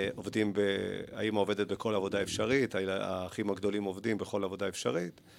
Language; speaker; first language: Hebrew; early bilingual, other home language; Spanish